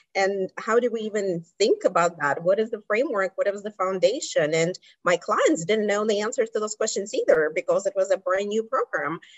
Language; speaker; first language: English; non-native, fluent; Russian